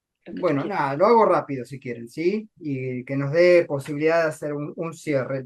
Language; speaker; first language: Spanish; native; Spanish